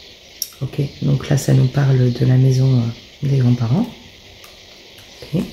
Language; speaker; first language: French; native; French